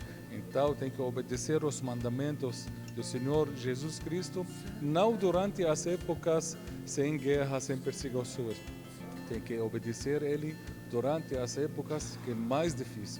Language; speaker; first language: Portuguese; non-native, fluent; Arabic